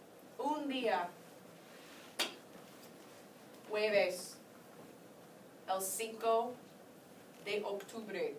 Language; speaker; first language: Spanish; non-native, fluent; English